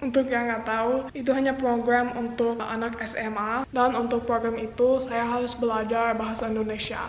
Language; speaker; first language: Indonesian; non-native, local second language; English